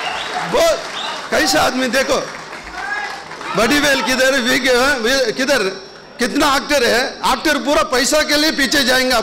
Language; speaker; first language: Hindi; non-native, local second language; Urdu